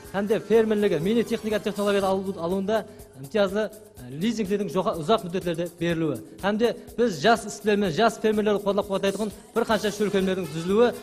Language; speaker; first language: Uzbek; non-native, local second language; Kara-Kalpak